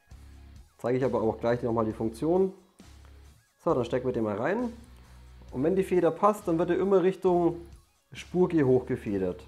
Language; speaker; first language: German; native; German